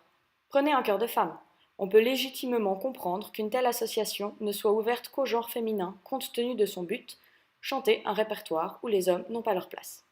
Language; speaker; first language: French; native; French